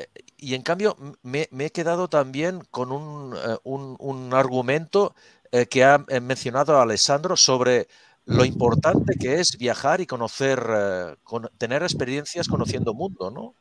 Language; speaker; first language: Spanish; native; Spanish